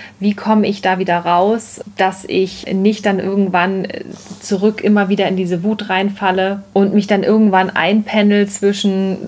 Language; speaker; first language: German; native; German